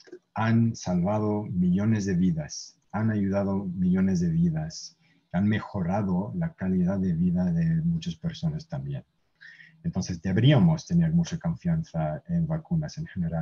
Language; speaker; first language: Spanish; non-native, fluent; English